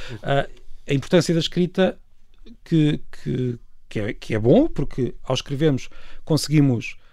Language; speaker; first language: Portuguese; native; Portuguese